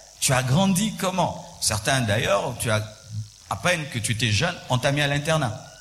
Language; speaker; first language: French; non-native, local second language; Swahili